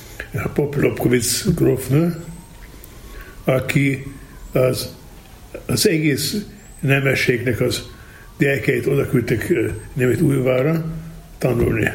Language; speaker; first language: Hungarian; non-native, learner; German